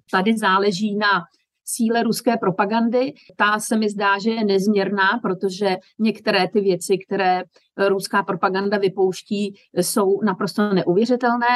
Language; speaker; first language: Czech; native; Czech